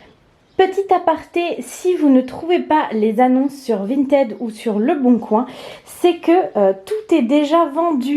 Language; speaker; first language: French; native; French